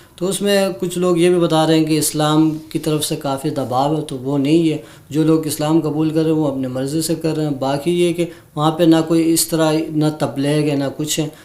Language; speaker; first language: Urdu; non-native, local second language; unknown